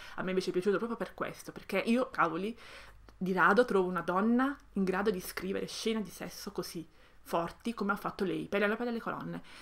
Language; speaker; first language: Italian; native; Italian